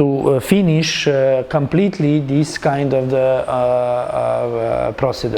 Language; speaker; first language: English; non-native, learner; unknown